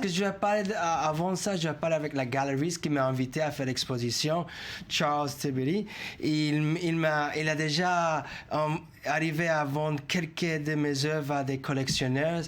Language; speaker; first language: French; non-native, fluent; English